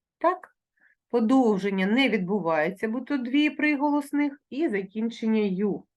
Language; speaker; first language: Ukrainian; native; Ukrainian